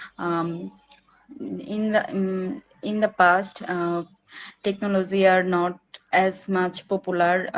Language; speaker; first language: English; non-native, learner; Bangla